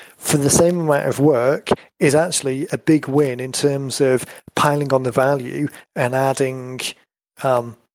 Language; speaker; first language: English; native; English